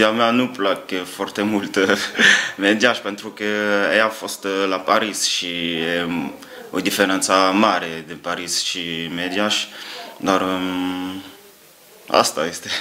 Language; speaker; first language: Romanian; non-native, learner; French